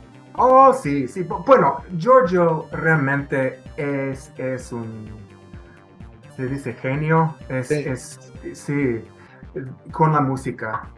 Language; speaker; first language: Spanish; non-native, fluent; English